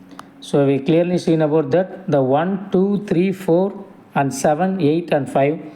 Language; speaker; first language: English; non-native, local second language; Tamil